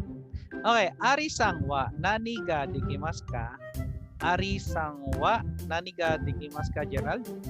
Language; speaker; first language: Japanese; non-native, fluent; Filipino